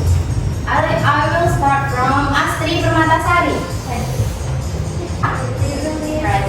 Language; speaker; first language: English; non-native, learner; Indonesian